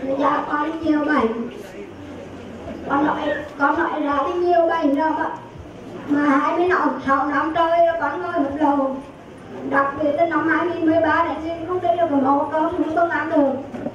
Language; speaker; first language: Vietnamese; native; Vietnamese